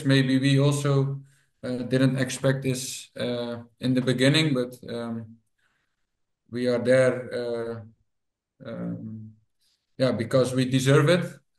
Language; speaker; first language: English; non-native, fluent; Dutch